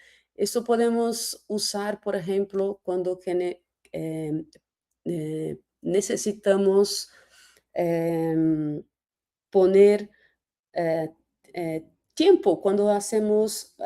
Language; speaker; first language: Spanish; non-native, fluent; Portuguese